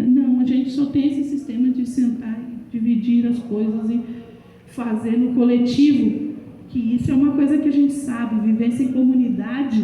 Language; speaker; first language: Portuguese; native; Portuguese